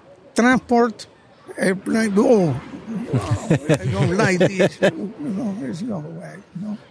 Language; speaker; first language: English; non-native, learner; Spanish